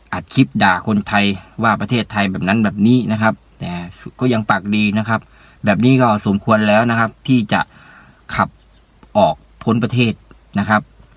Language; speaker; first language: Thai; native; Thai